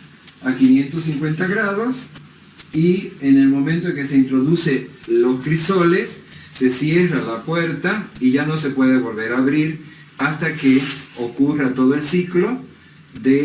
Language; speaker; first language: Spanish; native; Spanish